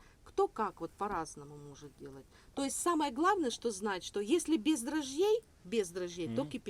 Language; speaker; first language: Russian; native; Russian